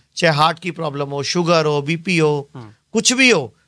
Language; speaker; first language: Hindi; native; Hindi